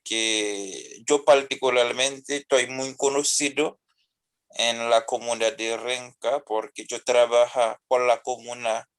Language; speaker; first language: Spanish; non-native, fluent; Haitian Creole